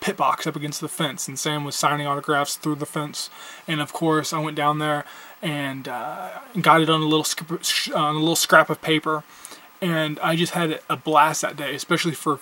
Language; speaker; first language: English; native; English